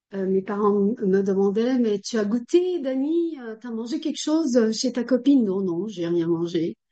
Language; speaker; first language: French; non-native, fluent; Portuguese